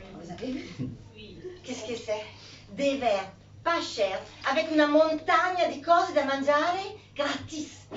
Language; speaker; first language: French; non-native, fluent; Italian